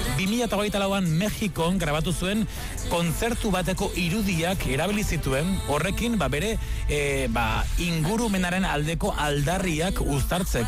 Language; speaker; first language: Basque; native; Basque